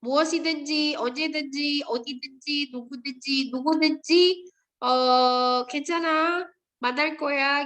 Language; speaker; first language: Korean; non-native, fluent; Indonesian